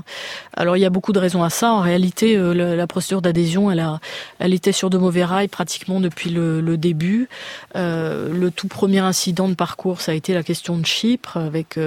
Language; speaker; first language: French; native; French